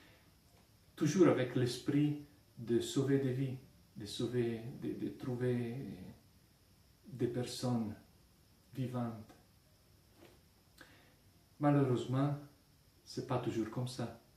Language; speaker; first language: French; non-native, fluent; Italian